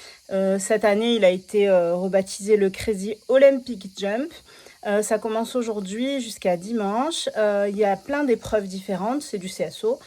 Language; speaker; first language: French; native; French